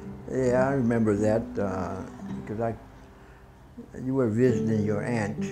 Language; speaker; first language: English; early bilingual, other home language; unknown